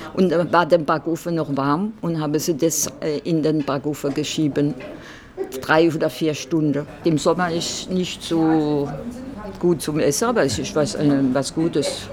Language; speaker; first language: German; non-native, local second language; French